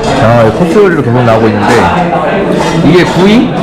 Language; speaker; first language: Korean; native; Korean